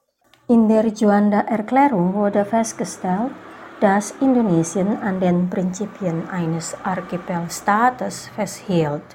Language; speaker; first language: German; non-native, fluent; Indonesian